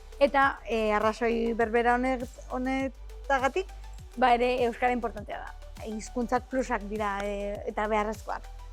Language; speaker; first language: Basque; non-native, local second language; Spanish